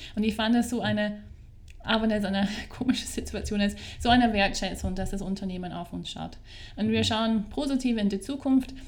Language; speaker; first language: German; non-native, fluent; English